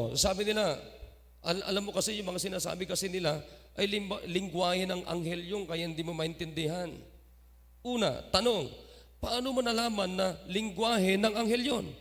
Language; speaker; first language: Filipino; non-native, local second language; Iloko